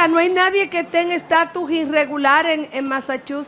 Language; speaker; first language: Spanish; native; Spanish